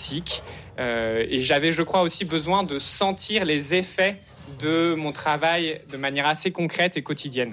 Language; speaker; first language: French; native; French